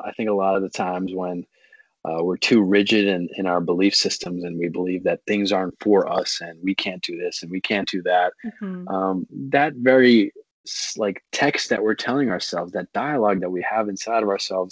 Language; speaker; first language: English; native; English